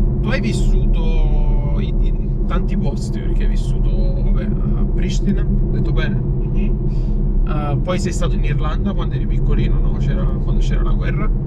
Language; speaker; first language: Italian; native; Italian